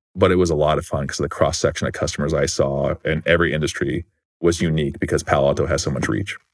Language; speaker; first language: English; native; English